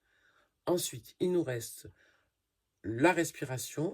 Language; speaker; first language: French; native; French